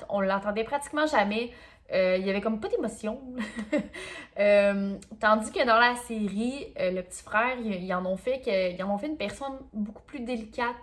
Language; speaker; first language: French; native; French